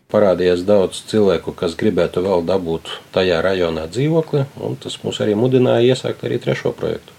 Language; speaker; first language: Latvian; native; Latvian